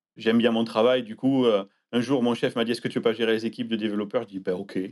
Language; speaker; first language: French; native; French